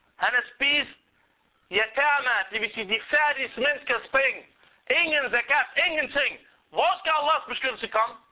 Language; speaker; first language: Danish; non-native, fluent; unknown